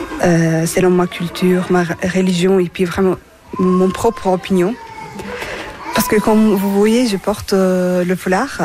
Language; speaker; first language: French; non-native, fluent; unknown